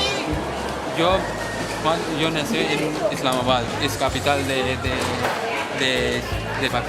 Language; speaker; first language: Spanish; non-native, learner; Punjabi